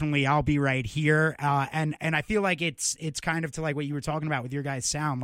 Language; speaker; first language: English; native; English